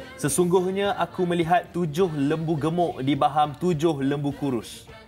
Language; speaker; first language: Malay; native; Malay